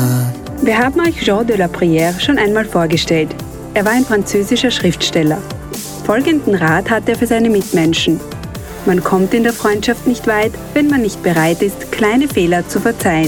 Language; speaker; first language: German; native; German